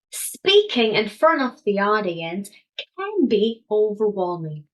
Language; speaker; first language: English; non-native, fluent; Czech